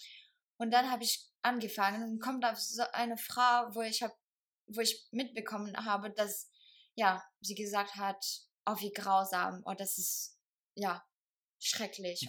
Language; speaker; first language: German; non-native, fluent; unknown